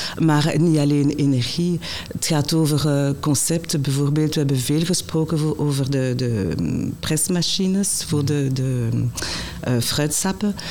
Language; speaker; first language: Dutch; non-native, local second language; French